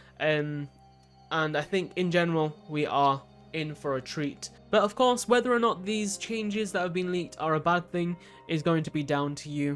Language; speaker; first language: English; native; English